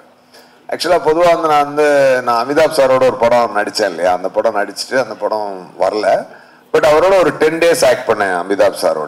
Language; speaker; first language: Tamil; native; Tamil